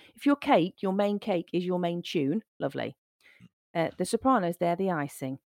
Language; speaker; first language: English; native; English